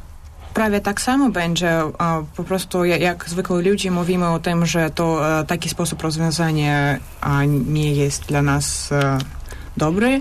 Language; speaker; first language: Polish; non-native, learner; Russian